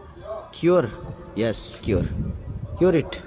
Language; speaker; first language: English; non-native, local second language; Nepali